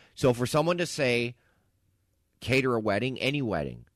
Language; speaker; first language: English; early bilingual, other home language; Italian